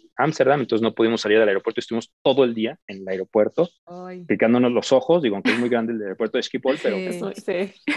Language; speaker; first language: Spanish; native; Spanish